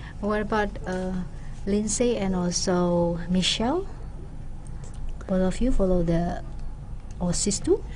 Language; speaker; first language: English; non-native, local second language; Indonesian